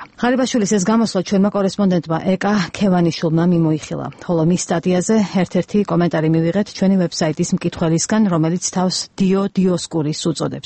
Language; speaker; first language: Georgian; native; Georgian